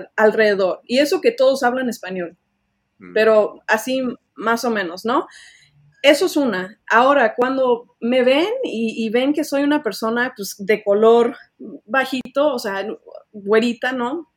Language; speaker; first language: Spanish; early bilingual, heritage; Spanish